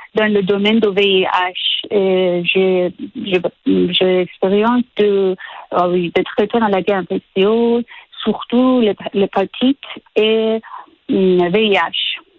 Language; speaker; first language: French; non-native, learner; Persian